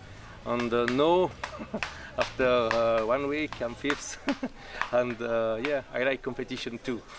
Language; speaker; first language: English; non-native, learner; French